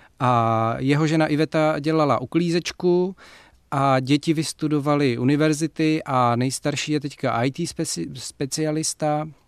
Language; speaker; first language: Czech; native; Czech